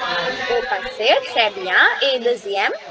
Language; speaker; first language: French; non-native, fluent; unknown